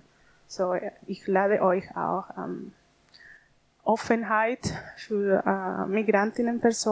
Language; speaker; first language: German; non-native, learner; Spanish